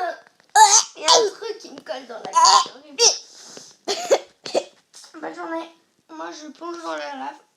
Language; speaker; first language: French; native; French